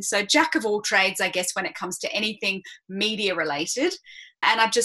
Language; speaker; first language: English; native; English